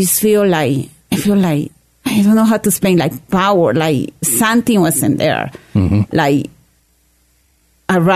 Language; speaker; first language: English; non-native, learner; Spanish